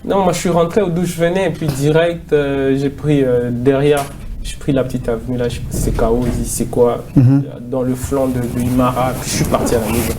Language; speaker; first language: French; non-native, local second language; Swahili